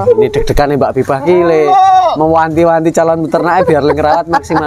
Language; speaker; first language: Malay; non-native, local second language; Javanese